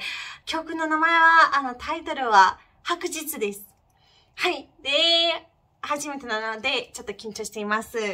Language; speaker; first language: Japanese; non-native, learner; Ukrainian